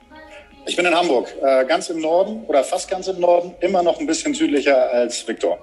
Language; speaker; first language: German; native; German